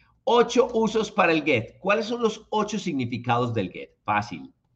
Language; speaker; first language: Spanish; native; Spanish